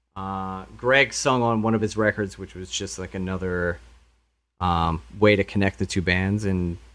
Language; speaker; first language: English; native; English